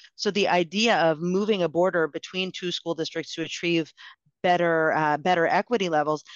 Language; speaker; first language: English; native; English